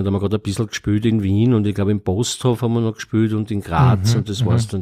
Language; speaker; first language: German; native; German